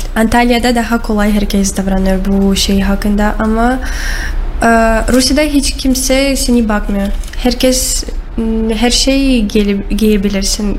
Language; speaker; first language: Turkish; non-native, learner; Russian